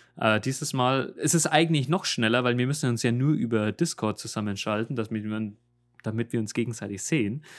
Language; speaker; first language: German; native; German